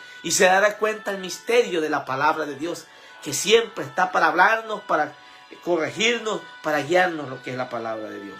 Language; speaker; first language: Spanish; native; Spanish